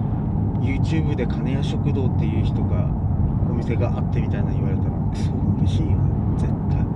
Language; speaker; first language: Japanese; native; Japanese